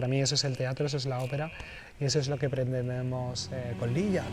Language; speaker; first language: Spanish; native; Spanish